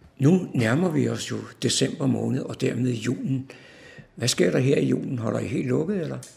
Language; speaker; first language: Danish; native; Danish